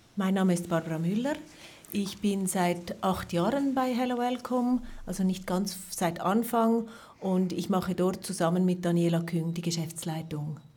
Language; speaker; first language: German; native; German